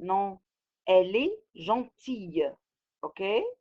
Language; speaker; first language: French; non-native, fluent; Arabic